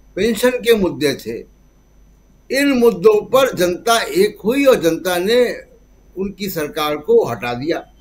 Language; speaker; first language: Hindi; native; Hindi